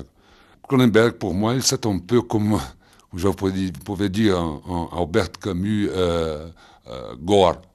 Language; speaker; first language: French; non-native, fluent; Portuguese